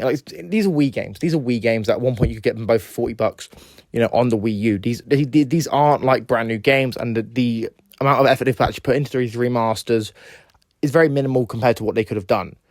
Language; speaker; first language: English; native; English